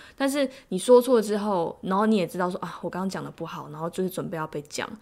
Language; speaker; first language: Chinese; native; Chinese